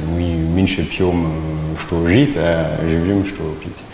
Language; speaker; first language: Russian; non-native, fluent; French